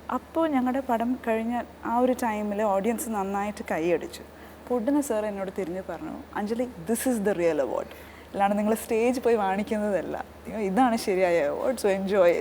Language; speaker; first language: Malayalam; early bilingual, heritage; Malayalam